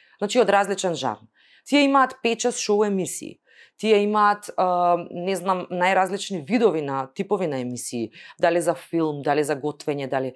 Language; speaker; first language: Macedonian; native; Macedonian